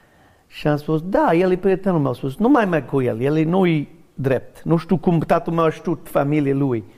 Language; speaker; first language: Romanian; non-native, learner; English